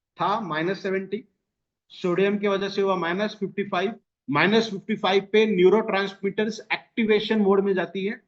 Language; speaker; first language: Hindi; non-native, local second language; Marathi